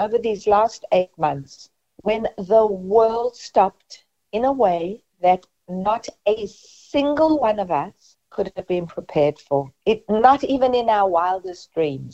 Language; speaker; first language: English; native; English